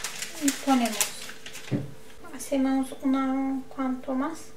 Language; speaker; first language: Spanish; non-native, learner; Turkish